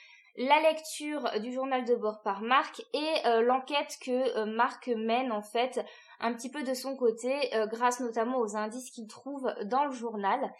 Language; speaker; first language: French; native; French